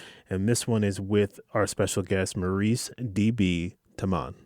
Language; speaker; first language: English; native; English